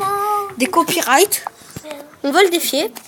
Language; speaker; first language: French; native; French